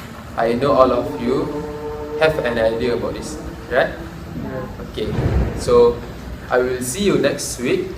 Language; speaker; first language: English; non-native, local second language; Malay